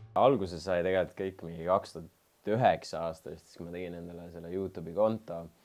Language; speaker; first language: Estonian; non-native, local second language; Russian